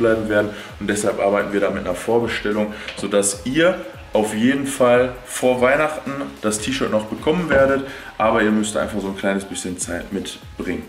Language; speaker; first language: German; native; German